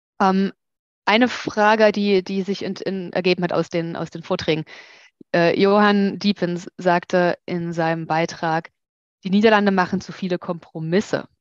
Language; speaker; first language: German; native; German